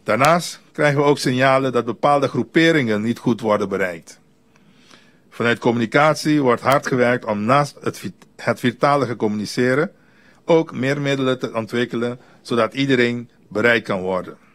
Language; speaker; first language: Dutch; native; Dutch